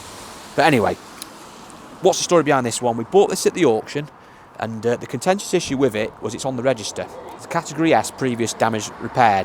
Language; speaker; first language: English; native; English